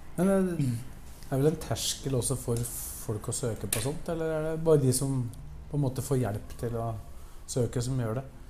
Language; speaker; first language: Norwegian; native; Norwegian